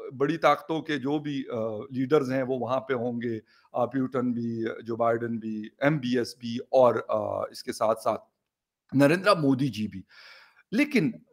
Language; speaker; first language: Urdu; non-native, local second language; Pashto